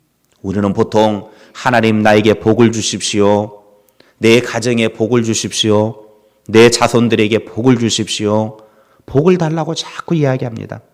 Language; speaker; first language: Korean; native; Korean